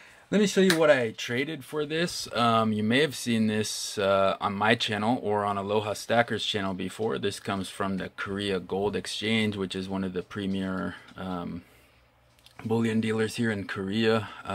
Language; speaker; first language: English; native; English